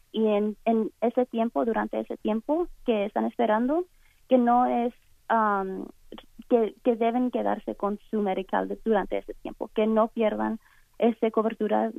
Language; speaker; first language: Spanish; early bilingual, heritage; Spanish